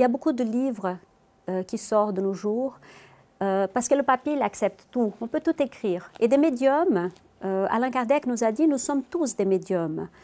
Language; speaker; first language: French; non-native, fluent; Portuguese